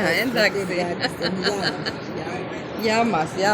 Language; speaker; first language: Greek; non-native, learner; Armenian